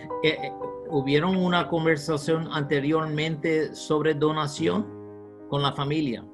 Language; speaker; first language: Spanish; early bilingual, heritage; Spanish